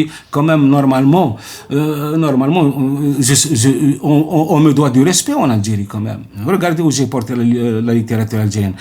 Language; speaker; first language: French; non-native, local second language; Arabic